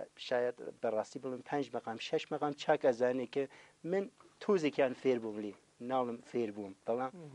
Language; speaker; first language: Central Kurdish; non-native, local second language; Southern Kurdish